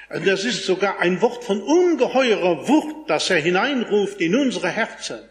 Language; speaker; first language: German; non-native, local second language; Luxembourgish